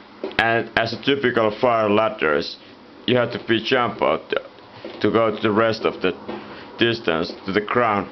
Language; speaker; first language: English; non-native, fluent; Italian